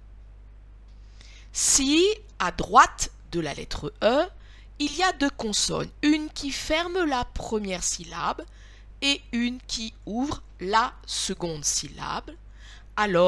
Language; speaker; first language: French; native; French